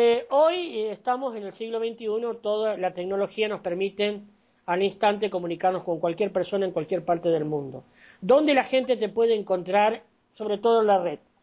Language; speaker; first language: Spanish; native; Spanish